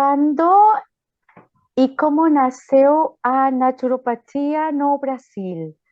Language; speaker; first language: Portuguese; non-native, learner; Spanish